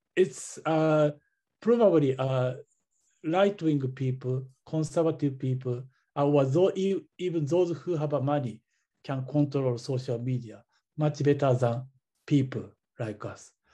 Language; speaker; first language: English; non-native, fluent; Japanese